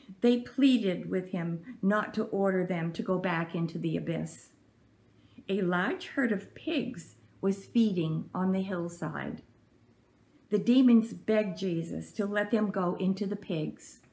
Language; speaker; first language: English; native; English